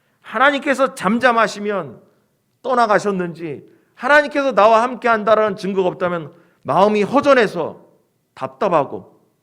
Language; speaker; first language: Korean; native; Korean